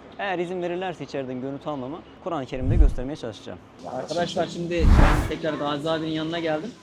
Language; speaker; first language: Turkish; native; Turkish